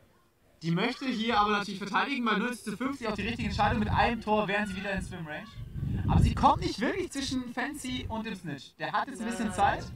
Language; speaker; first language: German; native; German